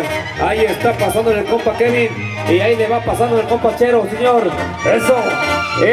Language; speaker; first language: Spanish; native; Spanish